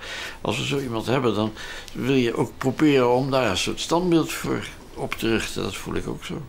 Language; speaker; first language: Dutch; native; Dutch